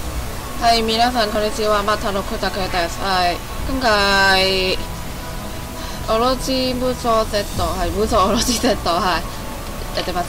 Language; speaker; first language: Japanese; non-native, fluent; Chinese